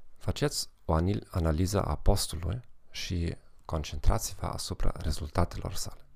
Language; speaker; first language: Romanian; non-native, fluent; German